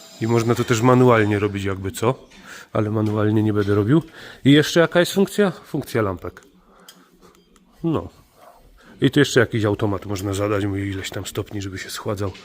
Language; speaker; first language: Polish; native; Polish